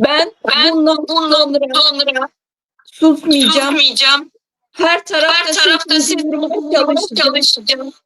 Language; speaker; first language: Turkish; non-native, learner; Turkmen